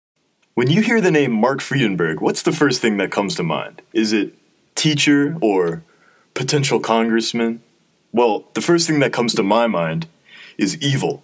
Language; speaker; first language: English; native; English